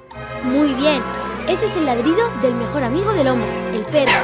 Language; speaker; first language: Spanish; native; Spanish